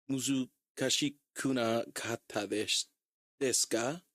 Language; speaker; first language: Japanese; non-native, learner; English